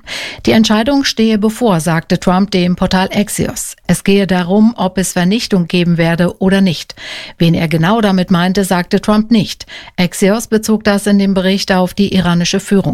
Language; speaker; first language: German; native; German